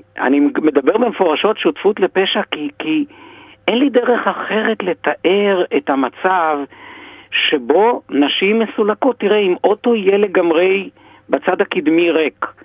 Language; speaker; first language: Hebrew; native; Hebrew